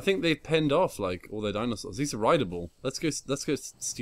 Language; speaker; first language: English; native; English